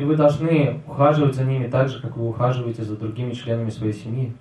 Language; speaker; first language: Russian; native; Russian